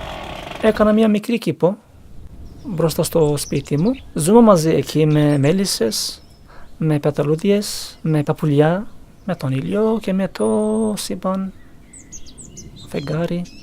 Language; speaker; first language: Greek; non-native, learner; Turkish